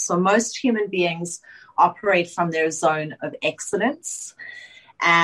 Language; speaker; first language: English; native; English